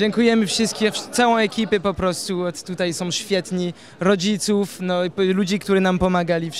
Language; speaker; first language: Polish; non-native, learner; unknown